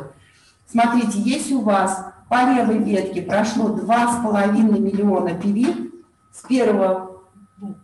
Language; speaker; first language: Russian; native; Russian